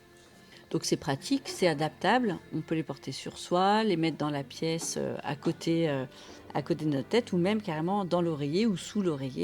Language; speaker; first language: French; native; French